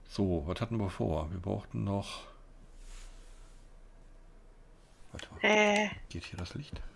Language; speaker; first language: German; native; German